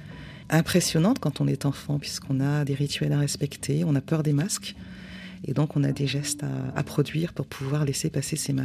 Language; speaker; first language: French; native; French